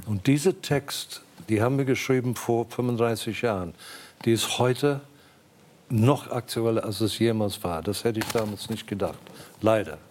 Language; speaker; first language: German; non-native, fluent; English